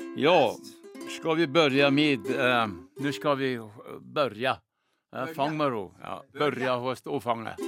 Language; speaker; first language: Swedish; non-native, learner; German